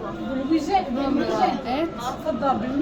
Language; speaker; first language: English; non-native, learner; Arabic